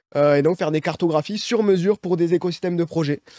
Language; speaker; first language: French; native; French